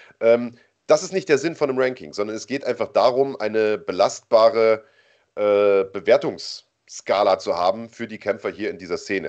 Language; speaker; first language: German; native; German